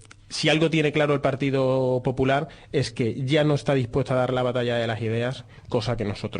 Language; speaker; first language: Spanish; native; Spanish